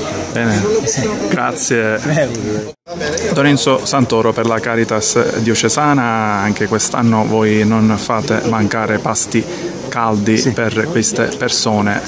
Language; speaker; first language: Italian; native; Italian